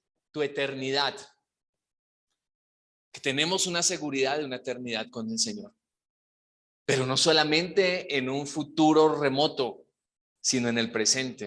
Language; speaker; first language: Spanish; native; Spanish